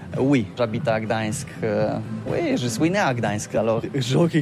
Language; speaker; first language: French; non-native, learner; Polish